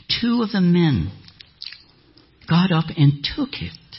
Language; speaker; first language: English; non-native, fluent; French